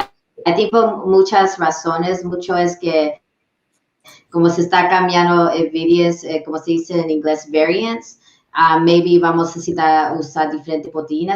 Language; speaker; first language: Spanish; early bilingual, heritage; English